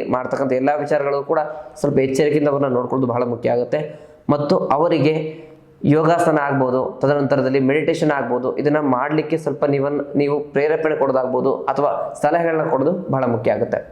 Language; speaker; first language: Kannada; native; Kannada